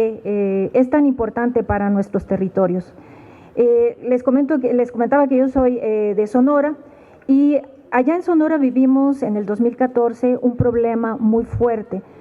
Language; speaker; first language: Spanish; native; Spanish